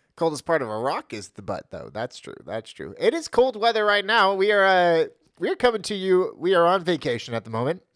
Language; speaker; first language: English; native; English